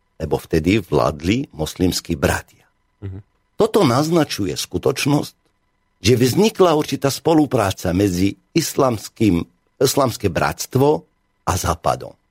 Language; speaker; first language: Slovak; non-native, fluent; Arabic